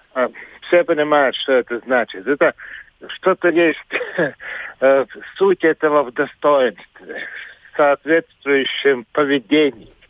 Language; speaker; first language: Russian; non-native, local second language; Latvian